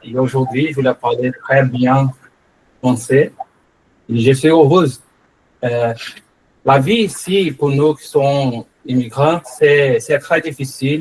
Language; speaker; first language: French; non-native, learner; Portuguese